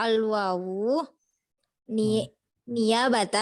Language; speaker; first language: Arabic; non-native, learner; Indonesian